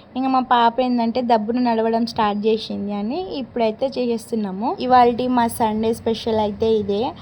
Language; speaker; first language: Telugu; non-native, local second language; Lambadi